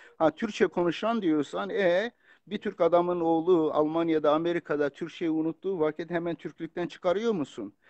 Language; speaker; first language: Turkish; non-native, local second language; Kurdish